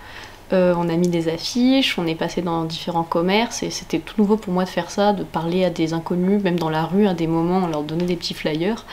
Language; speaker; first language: French; native; French